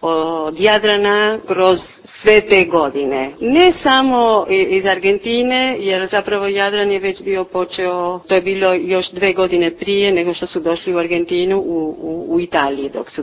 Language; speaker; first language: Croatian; early bilingual, heritage; Croatian